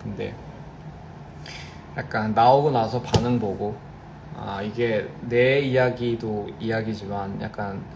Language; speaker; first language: Korean; early bilingual, heritage; Korean